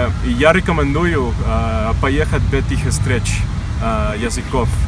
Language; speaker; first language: Russian; non-native, learner; Spanish